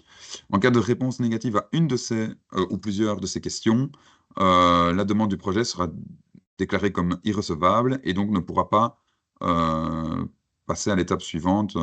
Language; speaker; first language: French; native; French